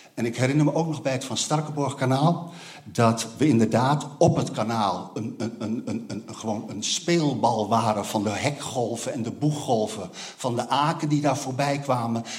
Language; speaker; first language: Dutch; native; Dutch